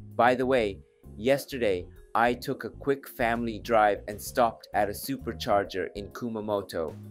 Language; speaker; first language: English; non-native, fluent; Japanese